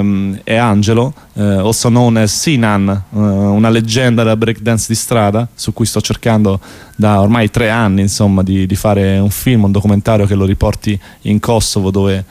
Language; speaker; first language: Italian; native; Italian